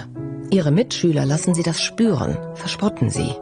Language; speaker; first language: German; native; German